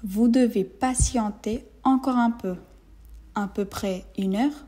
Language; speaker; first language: French; non-native, fluent; Bangla